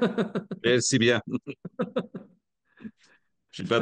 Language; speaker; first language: French; non-native, learner; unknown